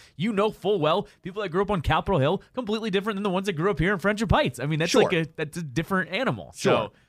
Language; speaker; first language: English; native; English